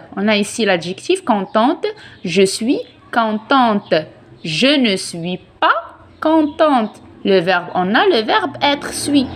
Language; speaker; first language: French; non-native, local second language; Arabic